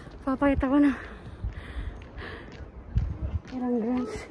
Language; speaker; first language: Japanese; non-native, learner; Filipino